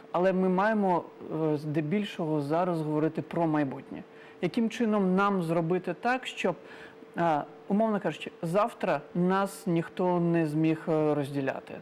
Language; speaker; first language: Ukrainian; non-native, local second language; Crimean Tatar